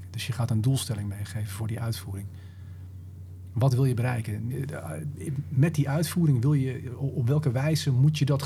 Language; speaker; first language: Dutch; native; Dutch